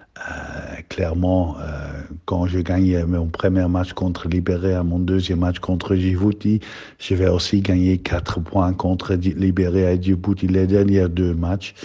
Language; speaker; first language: French; non-native, fluent; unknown